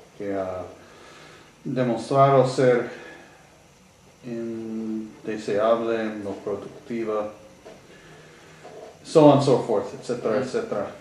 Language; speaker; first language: Spanish; non-native, learner; English